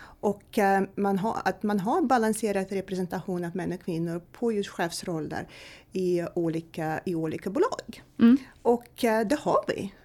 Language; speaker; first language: Swedish; non-native, fluent; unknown